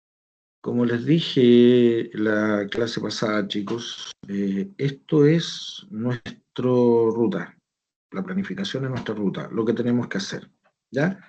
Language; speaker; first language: Spanish; native; Spanish